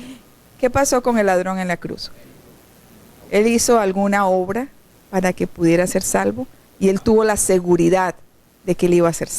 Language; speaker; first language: Spanish; native; Spanish